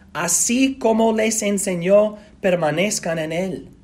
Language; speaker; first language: Spanish; non-native, fluent; English